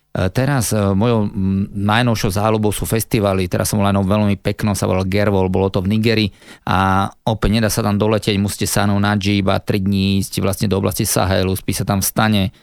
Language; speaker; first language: Slovak; native; Slovak